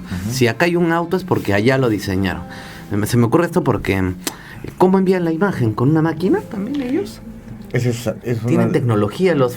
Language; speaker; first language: Spanish; native; Spanish